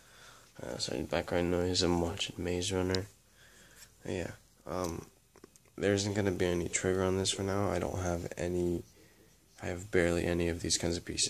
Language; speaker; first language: English; native; English